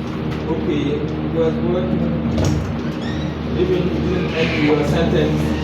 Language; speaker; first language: English; non-native, fluent; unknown